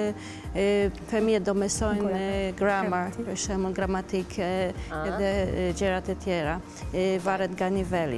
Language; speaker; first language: Albanian; non-native, learner; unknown